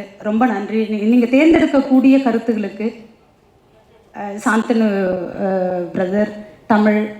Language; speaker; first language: Tamil; native; Tamil